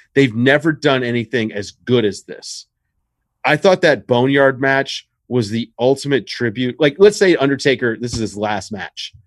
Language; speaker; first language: English; native; English